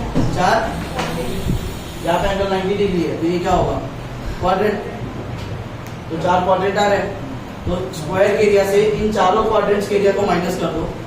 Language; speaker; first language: Hindi; native; Hindi